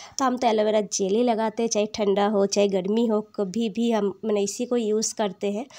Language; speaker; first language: Hindi; non-native, local second language; Bangla